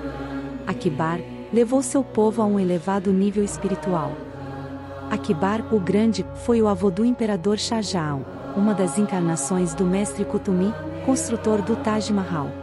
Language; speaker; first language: Portuguese; native; Portuguese